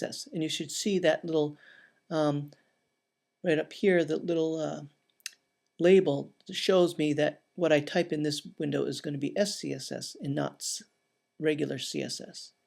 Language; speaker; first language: English; native; English